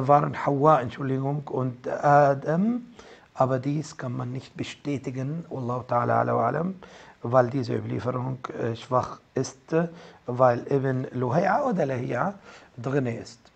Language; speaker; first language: German; non-native, fluent; Arabic